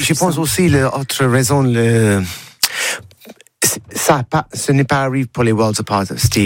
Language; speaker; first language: French; non-native, learner; English